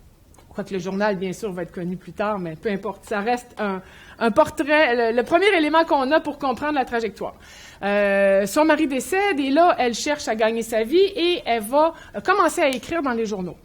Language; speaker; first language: French; native; French